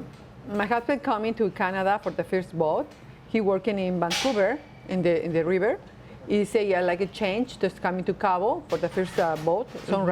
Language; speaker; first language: English; non-native, learner; Spanish